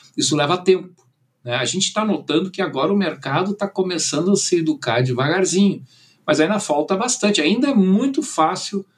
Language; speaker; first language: Portuguese; early bilingual, other home language; German